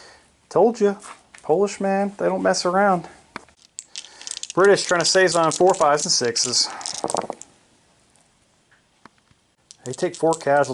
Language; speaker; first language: English; native; English